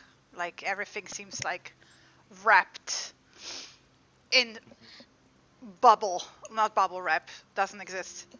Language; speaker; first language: English; native; English